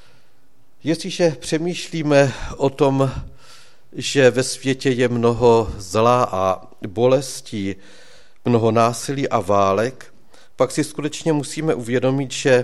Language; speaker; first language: Czech; native; Czech